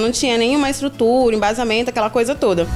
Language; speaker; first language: Portuguese; native; Portuguese